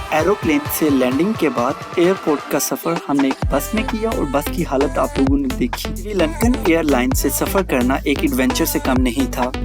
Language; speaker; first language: Urdu; non-native, local second language; Punjabi